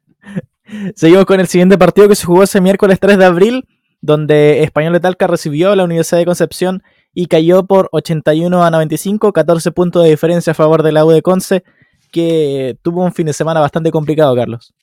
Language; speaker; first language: Spanish; native; Spanish